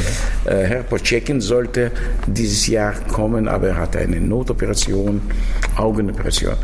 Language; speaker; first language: German; non-native, fluent; Russian